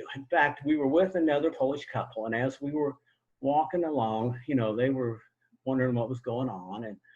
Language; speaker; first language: English; native; English